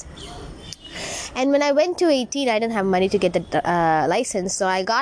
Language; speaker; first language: English; non-native, local second language; Tamil